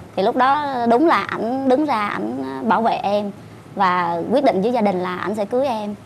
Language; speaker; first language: Vietnamese; native; Vietnamese